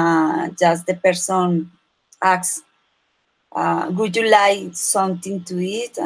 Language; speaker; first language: English; non-native, learner; Spanish